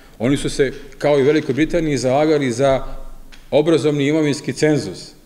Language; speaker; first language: Serbian; native; Serbian